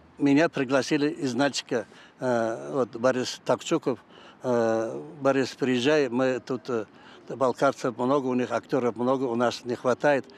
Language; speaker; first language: Russian; non-native, local second language; Karachay-Balkar